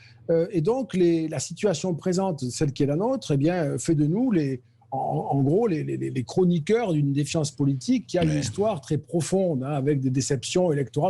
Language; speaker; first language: French; native; French